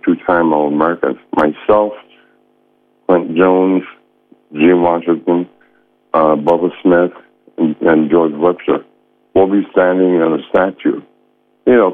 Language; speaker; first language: English; early bilingual, other home language; Samoan